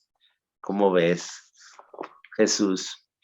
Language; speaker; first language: Spanish; native; Spanish